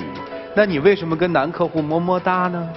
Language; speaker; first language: Chinese; native; Chinese